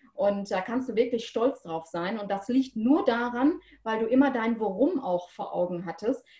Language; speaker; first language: German; native; German